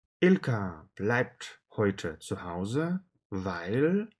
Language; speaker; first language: German; non-native, fluent; Russian